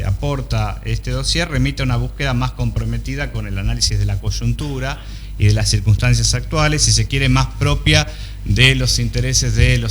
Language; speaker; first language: Spanish; native; Spanish